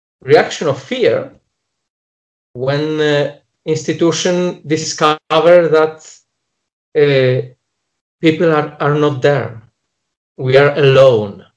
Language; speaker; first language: English; non-native, fluent; Polish